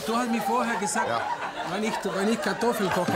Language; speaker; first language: German; non-native, fluent; Spanish